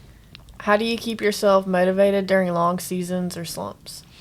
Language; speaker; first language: English; native; English